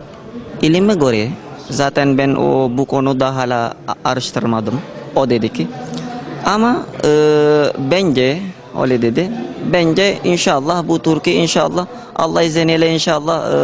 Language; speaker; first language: Turkish; non-native, learner; Indonesian